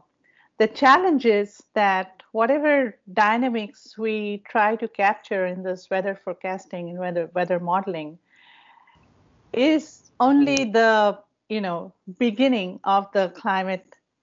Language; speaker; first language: English; non-native, local second language; Bangla